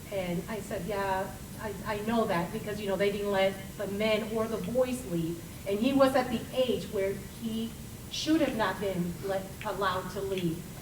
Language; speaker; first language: English; early bilingual, other home language; Spanish